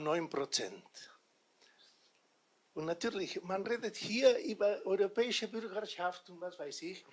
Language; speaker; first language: German; non-native, fluent; Catalan